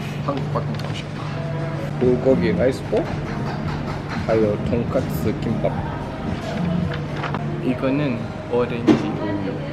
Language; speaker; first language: Korean; non-native, learner; Nyanja